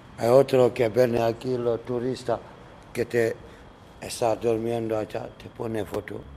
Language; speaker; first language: Spanish; non-native, learner; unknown